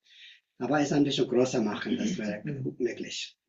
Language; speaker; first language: German; non-native, learner; Tibetan